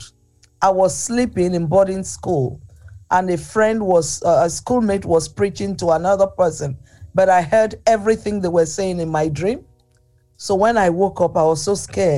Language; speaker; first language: English; non-native, local second language; Igbo